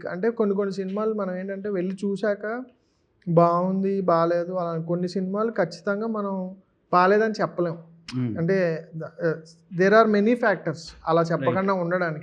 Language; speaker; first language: Telugu; native; Telugu